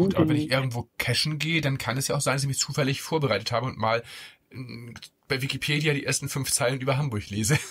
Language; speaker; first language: German; native; German